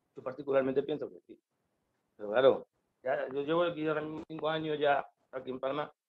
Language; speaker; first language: Spanish; native; Spanish